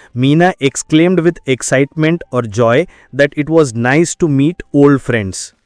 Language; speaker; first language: English; non-native, local second language; Marathi